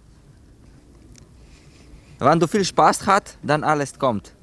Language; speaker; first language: German; non-native, learner; Slovenian